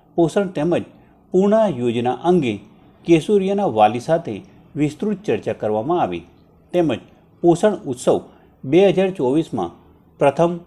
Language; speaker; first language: Gujarati; native; Gujarati